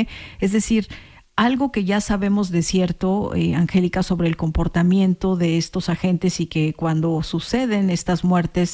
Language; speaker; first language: Spanish; native; Spanish